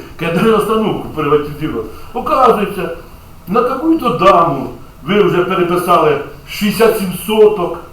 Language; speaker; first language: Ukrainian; native; Ukrainian